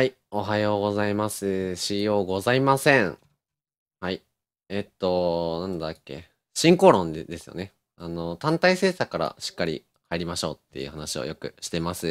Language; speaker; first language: Japanese; native; Japanese